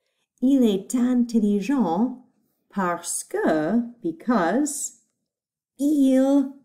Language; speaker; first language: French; non-native, fluent; English